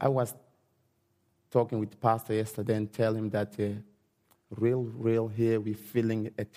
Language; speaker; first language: English; non-native, learner; Portuguese